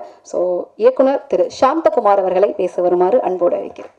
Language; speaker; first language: Tamil; native; Tamil